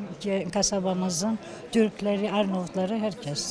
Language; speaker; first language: Turkish; non-native, local second language; Albanian